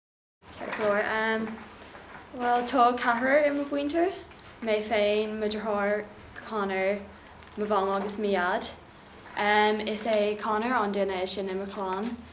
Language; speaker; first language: Irish; non-native, local second language; English